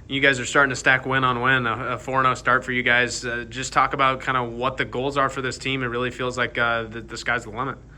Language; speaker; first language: English; native; English